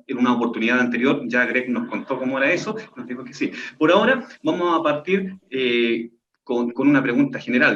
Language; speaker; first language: Spanish; native; Spanish